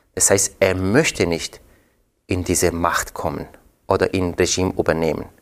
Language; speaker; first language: German; non-native, fluent; Persian